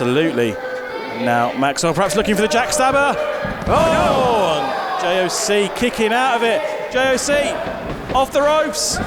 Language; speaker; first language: English; native; English